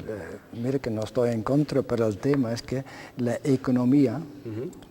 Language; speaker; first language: Spanish; non-native, fluent; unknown